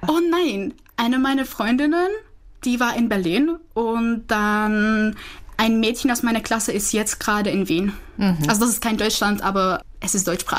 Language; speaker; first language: German; non-native, fluent; Czech